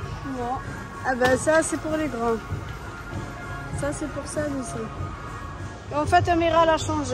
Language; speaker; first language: French; native; French